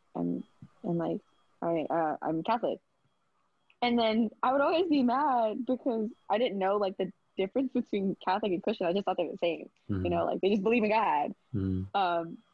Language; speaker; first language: English; early bilingual, other home language; Vietnamese